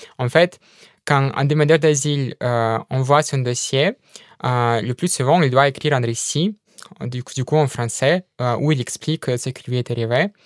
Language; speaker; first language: French; non-native, fluent; Russian